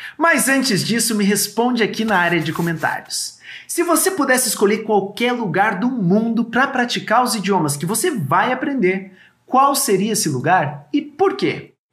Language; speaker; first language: Portuguese; native; Portuguese